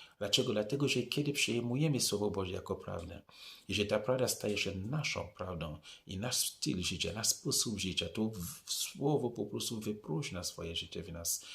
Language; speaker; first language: Polish; non-native, fluent; French